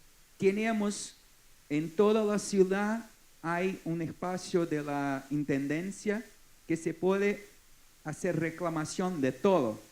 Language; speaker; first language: Spanish; non-native, fluent; Portuguese